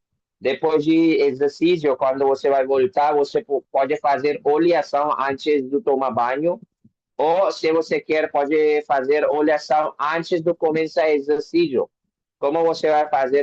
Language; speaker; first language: Portuguese; non-native, learner; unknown